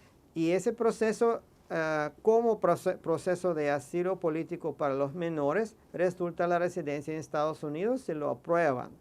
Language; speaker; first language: Spanish; non-native, fluent; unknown